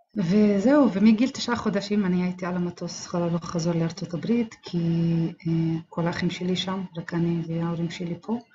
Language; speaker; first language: Hebrew; non-native, local second language; Arabic